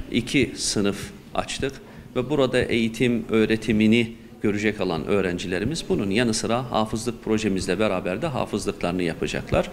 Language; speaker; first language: Turkish; native; Turkish